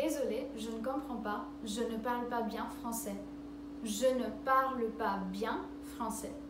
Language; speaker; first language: French; non-native, fluent; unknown